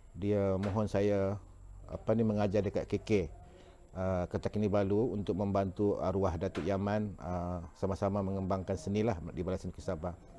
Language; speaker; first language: Malay; non-native, local second language; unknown